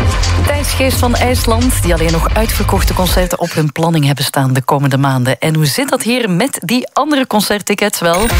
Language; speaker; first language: Dutch; native; Dutch